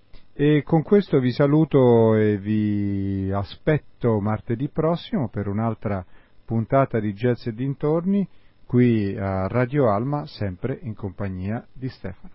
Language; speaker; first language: Italian; native; Italian